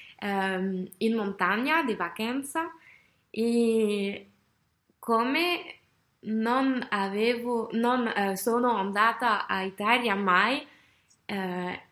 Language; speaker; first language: Italian; non-native, learner; French